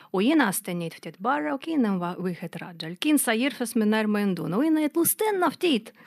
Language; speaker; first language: Maltese; non-native, fluent; Russian